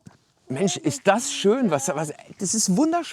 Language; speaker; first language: German; native; German